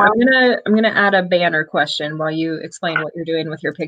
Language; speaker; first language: English; native; English